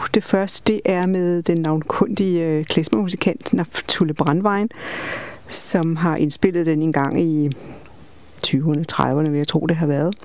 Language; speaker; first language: Danish; native; Danish